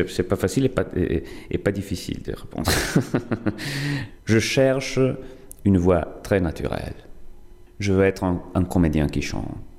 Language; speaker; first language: French; non-native, fluent; Italian